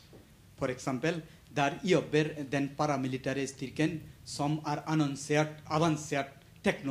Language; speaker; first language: Norwegian; non-native, learner; Bangla